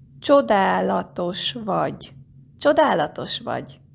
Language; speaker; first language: Hungarian; non-native, fluent; Korean